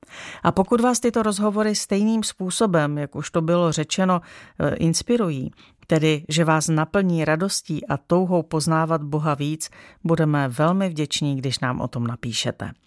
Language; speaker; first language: Czech; native; Czech